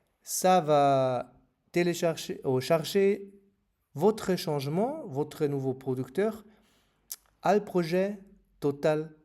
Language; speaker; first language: French; non-native, fluent; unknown